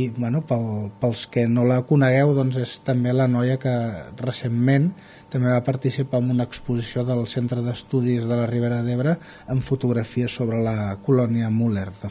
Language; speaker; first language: Catalan; native; Catalan